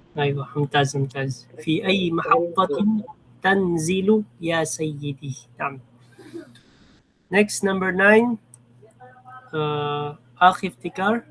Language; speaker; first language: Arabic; non-native, fluent; Filipino